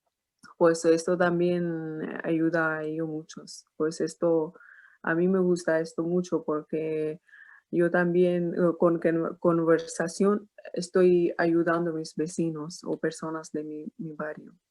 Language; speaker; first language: Spanish; non-native, learner; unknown